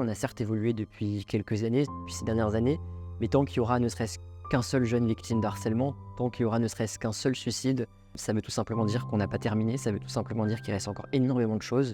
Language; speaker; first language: French; native; French